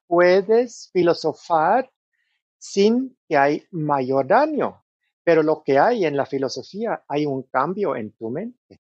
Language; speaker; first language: Spanish; non-native, fluent; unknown